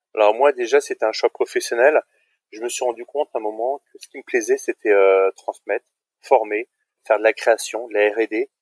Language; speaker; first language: French; native; French